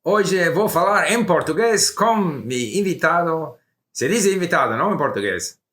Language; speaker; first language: Portuguese; non-native, learner; English